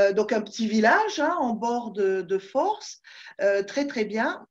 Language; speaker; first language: French; native; French